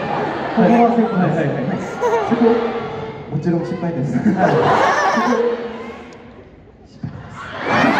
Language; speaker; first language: Japanese; non-native, learner; Korean